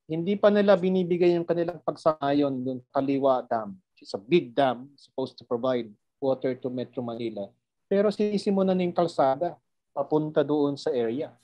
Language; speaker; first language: Filipino; non-native, local second language; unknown